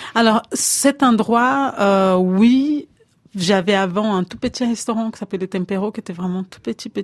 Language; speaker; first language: French; non-native, fluent; Portuguese